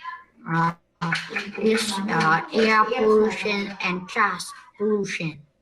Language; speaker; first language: English; non-native, learner; Vietnamese